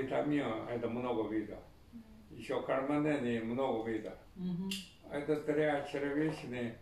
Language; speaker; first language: Russian; non-native, learner; Chinese